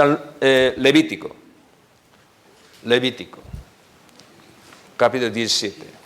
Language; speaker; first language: Spanish; non-native, learner; Korean